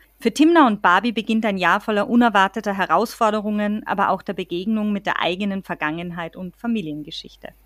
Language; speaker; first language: German; native; German